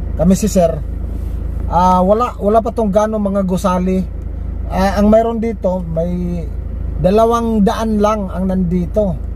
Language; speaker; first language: Filipino; non-native, local second language; Cebuano